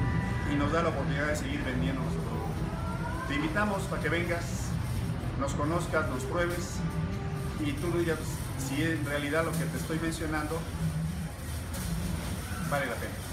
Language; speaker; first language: Spanish; native; Spanish